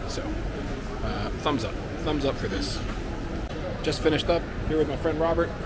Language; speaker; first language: English; native; English